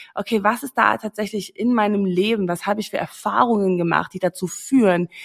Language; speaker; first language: German; non-native, fluent; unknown